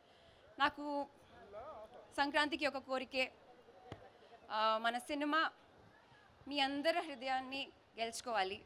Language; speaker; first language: Telugu; non-native, local second language; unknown